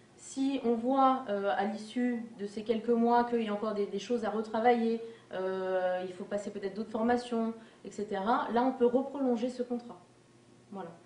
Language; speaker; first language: French; native; French